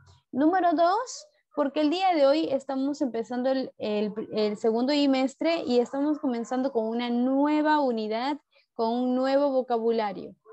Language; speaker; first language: Spanish; native; Spanish